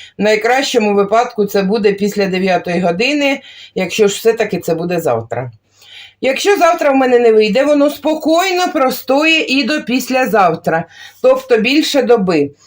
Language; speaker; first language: Ukrainian; non-native, local second language; Russian